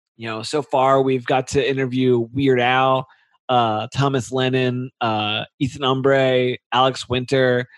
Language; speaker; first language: English; native; English